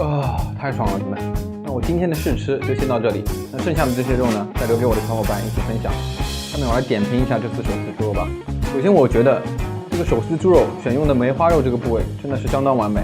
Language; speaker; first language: Chinese; native; Chinese